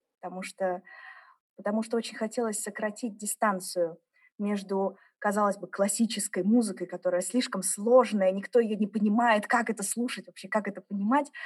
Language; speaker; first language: Russian; early bilingual, heritage; German